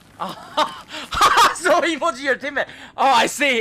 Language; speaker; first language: English; non-native, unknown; Korean